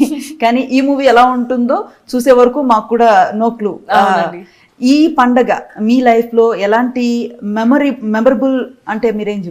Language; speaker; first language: Telugu; native; Telugu